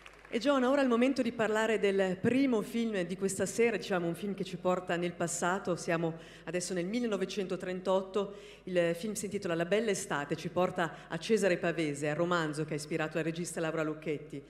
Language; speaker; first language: Italian; native; Italian